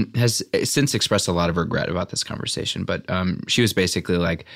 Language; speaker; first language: English; native; English